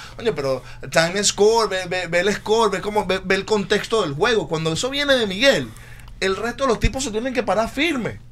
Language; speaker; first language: Spanish; native; Spanish